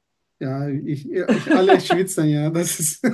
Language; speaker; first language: German; non-native, learner; Turkish